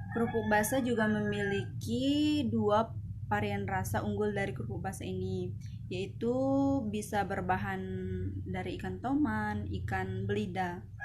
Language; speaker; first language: Indonesian; non-native, local second language; Malay